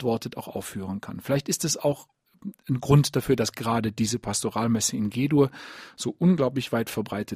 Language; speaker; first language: German; native; German